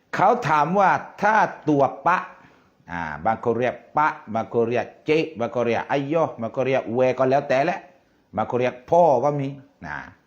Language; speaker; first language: Thai; non-native, local second language; Malay